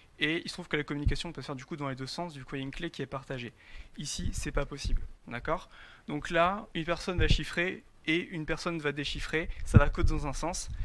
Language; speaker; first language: French; native; French